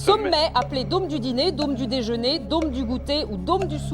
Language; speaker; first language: French; native; French